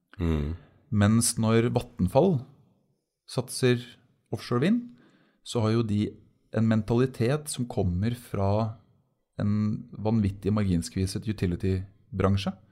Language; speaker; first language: Norwegian; native; Norwegian